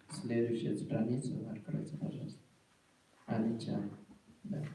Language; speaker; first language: Russian; non-native, learner; Sinhala